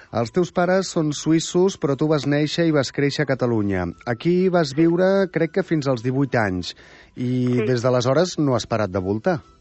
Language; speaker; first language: Catalan; native; Catalan